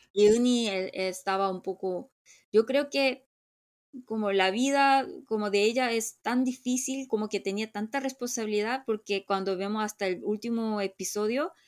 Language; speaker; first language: Spanish; non-native, fluent; Korean